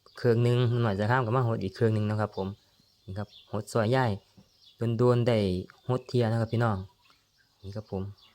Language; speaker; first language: Thai; native; Thai